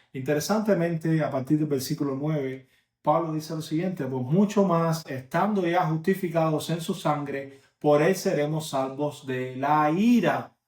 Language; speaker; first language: Spanish; native; Spanish